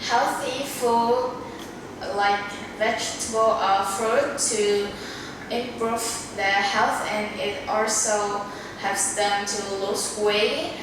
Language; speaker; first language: English; non-native, learner; Vietnamese